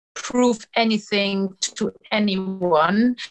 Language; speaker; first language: English; non-native, fluent; German